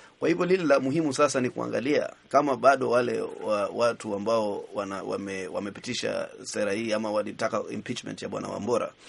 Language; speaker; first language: Swahili; native; Swahili